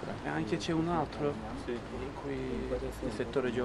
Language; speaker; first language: Italian; non-native, fluent; Turkish